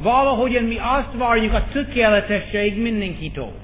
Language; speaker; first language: Hungarian; non-native, fluent; English